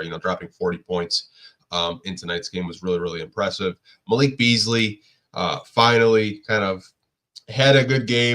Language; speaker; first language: English; native; English